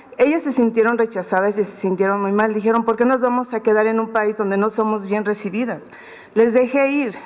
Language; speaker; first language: Spanish; early bilingual, heritage; Spanish